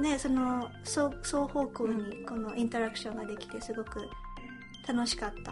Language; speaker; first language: Japanese; early bilingual, heritage; Japanese